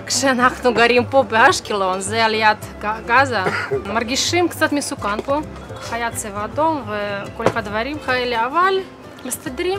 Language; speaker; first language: Hebrew; non-native, learner; Russian